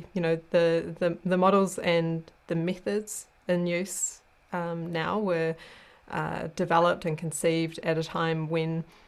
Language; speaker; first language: English; native; English